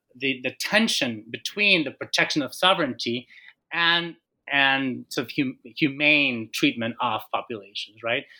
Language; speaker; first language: English; non-native, fluent; Spanish